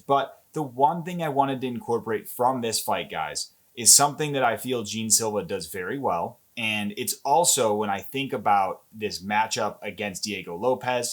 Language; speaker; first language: English; native; English